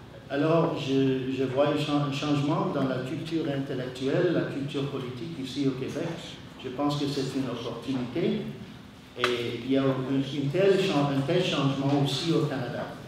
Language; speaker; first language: French; non-native, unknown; English